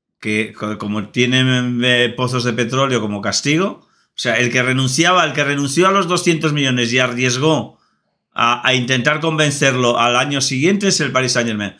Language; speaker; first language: Spanish; native; Spanish